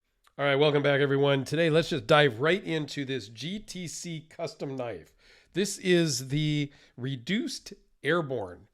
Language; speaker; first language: English; native; English